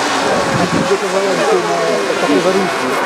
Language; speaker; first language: Polish; native; Polish